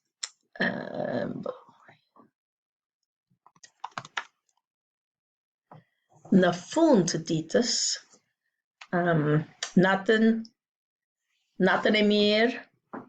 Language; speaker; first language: Albanian; non-native, learner; English